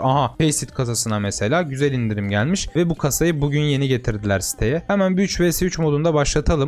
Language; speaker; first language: Turkish; native; Turkish